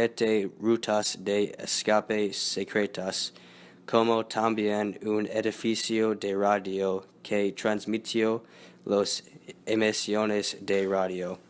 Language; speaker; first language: Spanish; non-native, learner; English